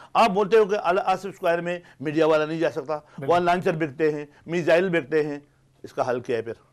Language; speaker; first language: Urdu; non-native, local second language; Pashto